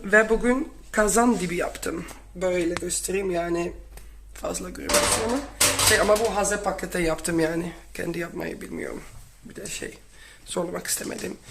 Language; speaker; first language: Turkish; non-native, learner; Dutch